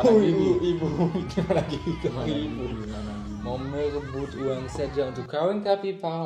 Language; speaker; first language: Indonesian; non-native, learner; German